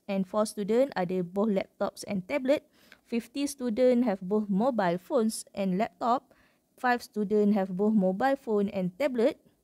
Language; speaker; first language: English; non-native, local second language; Malay